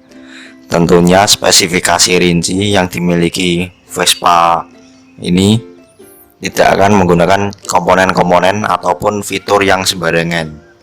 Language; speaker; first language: Indonesian; native; Indonesian